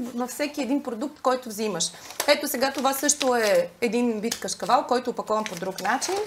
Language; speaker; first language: Bulgarian; native; Bulgarian